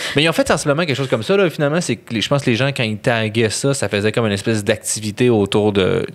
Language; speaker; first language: French; native; French